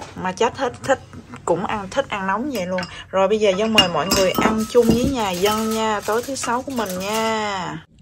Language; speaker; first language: Vietnamese; native; Vietnamese